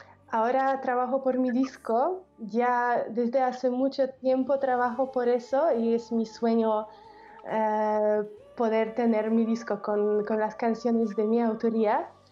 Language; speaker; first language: Spanish; non-native, fluent; Polish